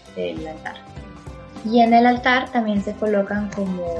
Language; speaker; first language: Spanish; native; Spanish